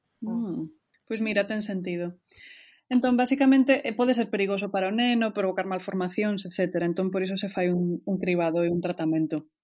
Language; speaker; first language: Galician; native; Galician